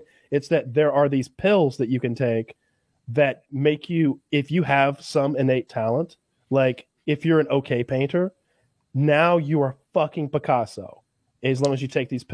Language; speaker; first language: English; native; English